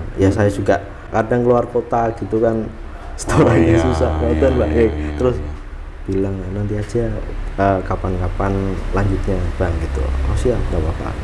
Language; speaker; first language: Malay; non-native, local second language; Javanese